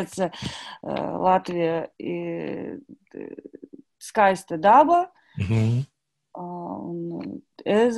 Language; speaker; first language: Latvian; non-native, learner; Kazakh